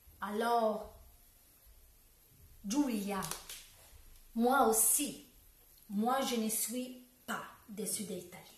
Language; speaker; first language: French; non-native, learner; Italian